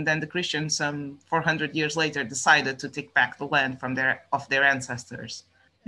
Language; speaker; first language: English; non-native, fluent; Portuguese